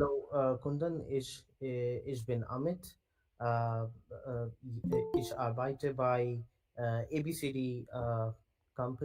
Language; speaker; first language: German; non-native, learner; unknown